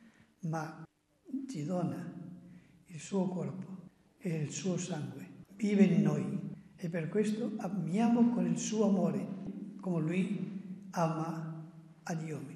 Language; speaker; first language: Italian; non-native, fluent; Spanish